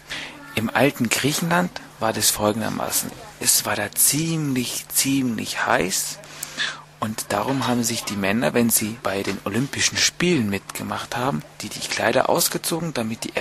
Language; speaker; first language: German; native; German